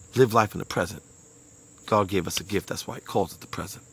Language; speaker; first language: English; native; English